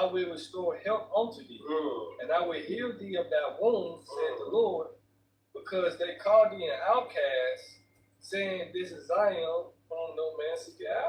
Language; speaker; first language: English; native; English